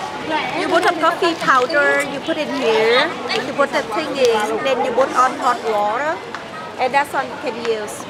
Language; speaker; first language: English; non-native, learner; Vietnamese